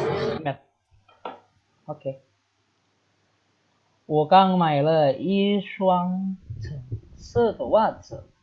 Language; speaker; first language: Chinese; non-native, fluent; Indonesian